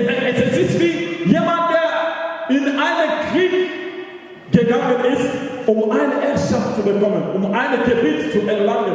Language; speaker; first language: German; non-native, learner; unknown